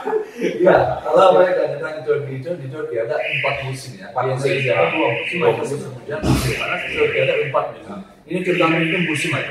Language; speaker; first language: Indonesian; non-native, learner; Turkish